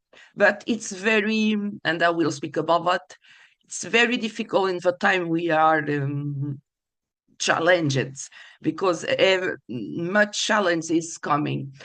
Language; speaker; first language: English; non-native, fluent; Portuguese